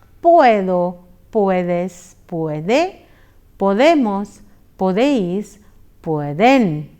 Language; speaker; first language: Spanish; non-native, fluent; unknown